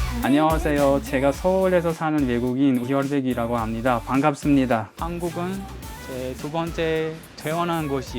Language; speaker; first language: Korean; non-native, learner; Uzbek